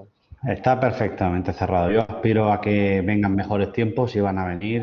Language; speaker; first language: Spanish; native; Spanish